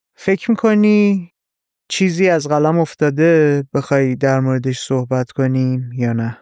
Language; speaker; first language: Persian; native; Persian